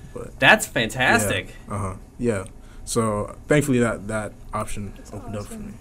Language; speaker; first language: English; native; English